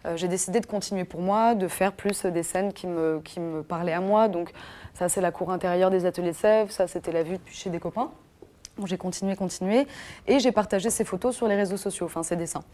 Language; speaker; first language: French; native; French